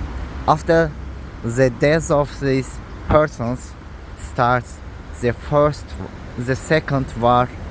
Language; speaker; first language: English; non-native, learner; Azerbaijani